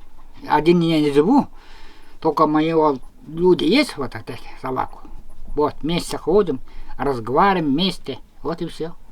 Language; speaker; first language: Russian; non-native, local second language; Yakut